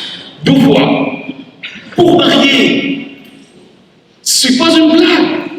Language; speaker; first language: French; non-native, learner; Arabic